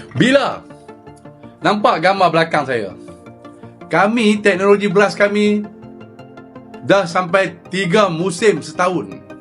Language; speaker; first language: Malay; native; Malay